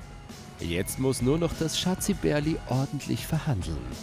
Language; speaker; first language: German; native; German